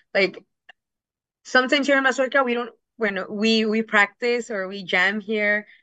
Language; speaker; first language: English; early bilingual, other home language; Spanish